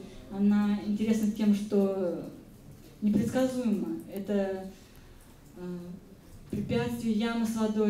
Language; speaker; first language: Russian; native; Russian